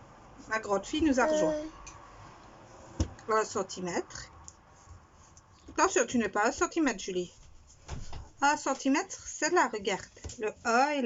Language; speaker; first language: French; native; French